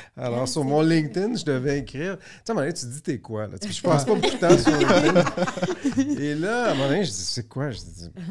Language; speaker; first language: French; native; French